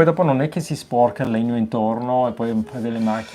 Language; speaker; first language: Italian; non-native, fluent; German